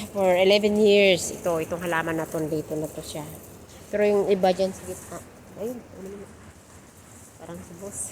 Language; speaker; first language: Filipino; non-native, local second language; Cebuano